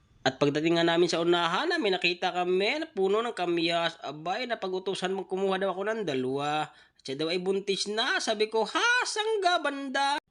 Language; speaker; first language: Filipino; native; Filipino